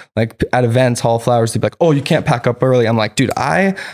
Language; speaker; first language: English; native; English